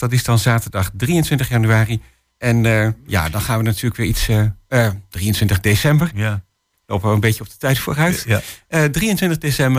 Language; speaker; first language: Dutch; native; Dutch